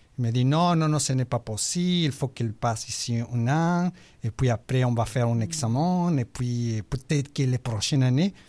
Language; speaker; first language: French; non-native, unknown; Spanish